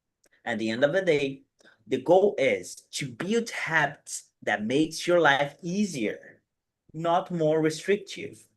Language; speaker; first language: English; non-native, fluent; Portuguese